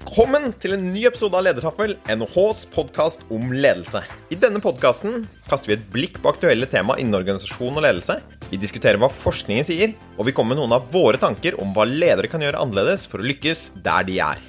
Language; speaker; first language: Norwegian; native; Norwegian